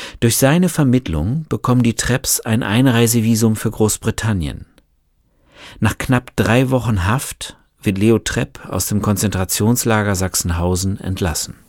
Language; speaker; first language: German; native; German